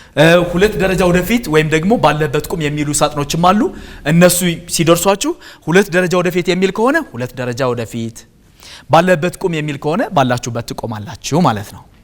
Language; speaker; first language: Amharic; native; Amharic